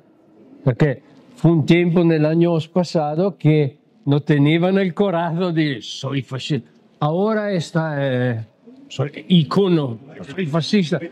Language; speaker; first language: Spanish; non-native, learner; Italian